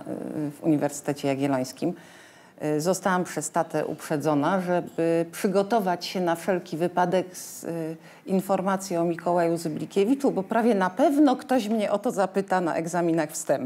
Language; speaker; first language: Polish; native; Polish